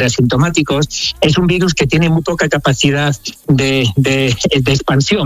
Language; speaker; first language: Spanish; native; Spanish